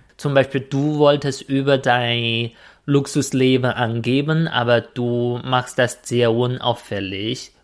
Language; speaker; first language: German; non-native, fluent; Chinese